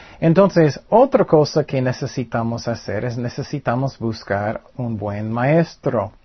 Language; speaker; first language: Spanish; non-native, fluent; English